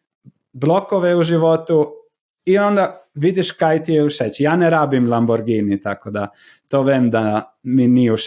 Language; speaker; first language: Slovenian; non-native, learner; Croatian